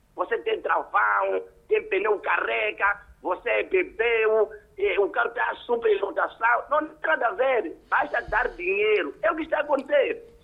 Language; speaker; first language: Portuguese; non-native, local second language; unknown